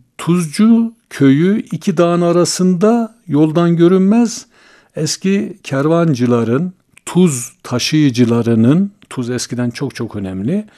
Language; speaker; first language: Turkish; native; Turkish